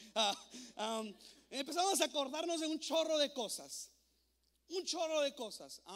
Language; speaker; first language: Spanish; native; Spanish